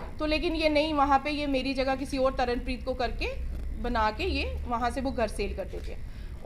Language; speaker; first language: Hindi; non-native, local second language; Punjabi